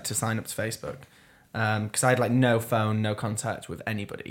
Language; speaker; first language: English; native; English